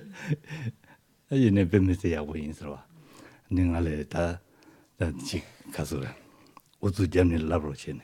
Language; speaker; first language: French; non-native, learner; Tibetan